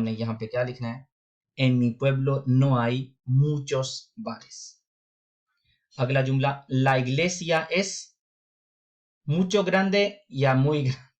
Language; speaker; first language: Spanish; non-native, fluent; Urdu